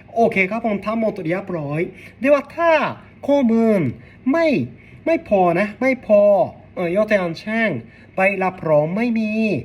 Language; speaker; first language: Thai; non-native, learner; Japanese